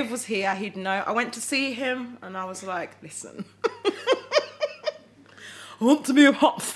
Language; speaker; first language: English; native; English